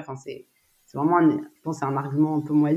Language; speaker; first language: French; native; French